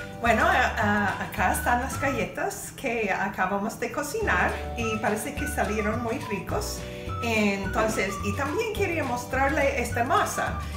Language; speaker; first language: Spanish; non-native, fluent; English